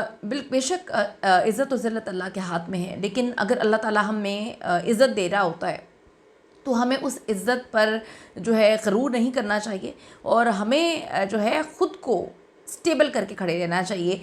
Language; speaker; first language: Urdu; native; Urdu